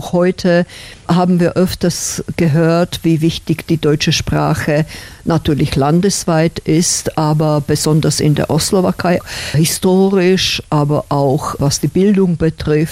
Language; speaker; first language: German; non-native, fluent; Slovak